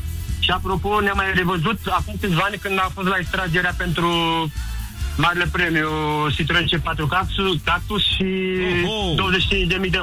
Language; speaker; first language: Romanian; native; Romanian